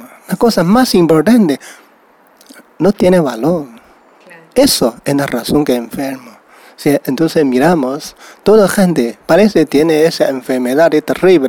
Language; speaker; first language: Spanish; non-native, learner; Chinese